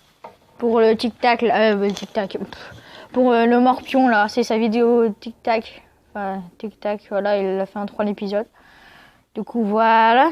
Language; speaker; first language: French; native; French